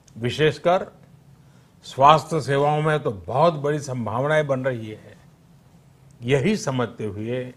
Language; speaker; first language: Hindi; native; Hindi